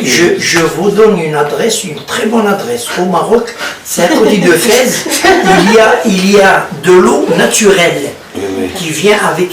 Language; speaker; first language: French; non-native, local second language; Arabic